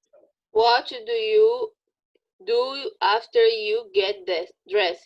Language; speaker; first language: English; non-native, learner; Portuguese